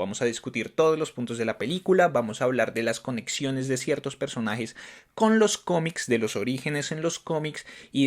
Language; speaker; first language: Spanish; native; Spanish